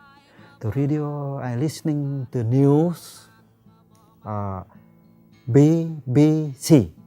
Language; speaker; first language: English; non-native, learner; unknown